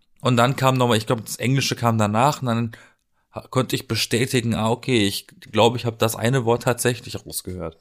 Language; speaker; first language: German; native; German